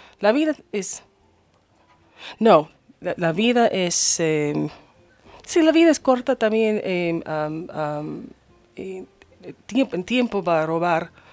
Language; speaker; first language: Spanish; non-native, learner; English